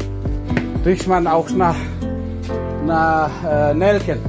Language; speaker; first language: German; non-native, fluent; Indonesian